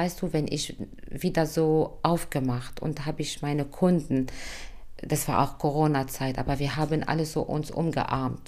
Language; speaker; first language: German; non-native, fluent; Arabic